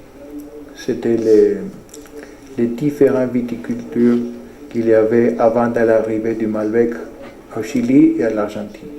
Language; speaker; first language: French; non-native, fluent; Spanish